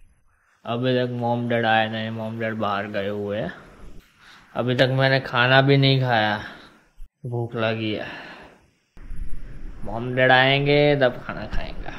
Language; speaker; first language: Hindi; native; Hindi